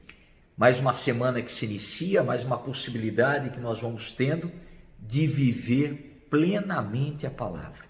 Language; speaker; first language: Portuguese; native; Portuguese